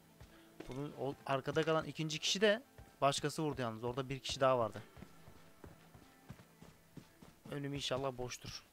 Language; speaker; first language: Turkish; native; Turkish